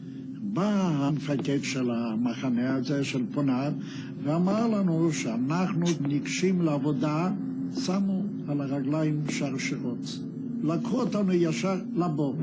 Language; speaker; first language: Hebrew; non-native, fluent; Yiddish